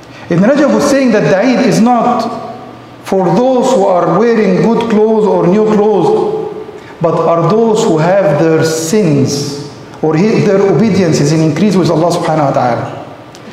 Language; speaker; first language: English; non-native, fluent; Arabic